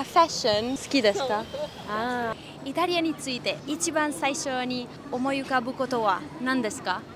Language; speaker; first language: Japanese; non-native, fluent; Italian